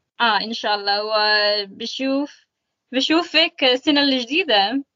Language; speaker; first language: Arabic; non-native, learner; English